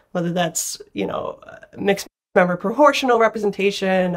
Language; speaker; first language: English; native; English